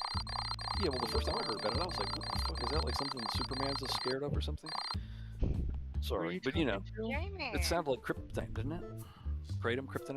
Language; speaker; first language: English; native; English